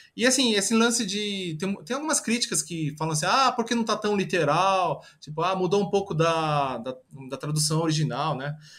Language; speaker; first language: Portuguese; early bilingual, other home language; Japanese